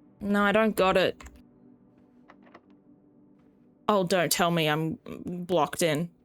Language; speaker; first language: English; native; English